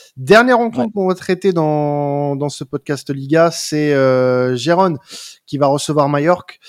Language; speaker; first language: French; native; French